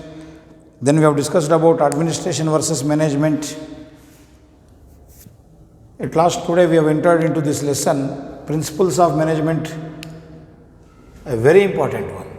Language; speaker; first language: English; non-native, local second language; Telugu